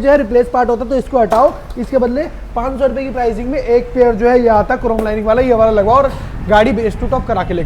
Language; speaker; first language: Hindi; native; Hindi